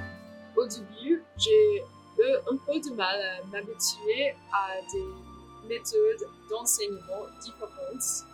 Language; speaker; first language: French; non-native, fluent; English